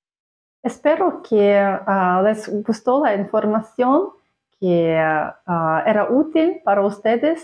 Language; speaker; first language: Spanish; non-native, fluent; Russian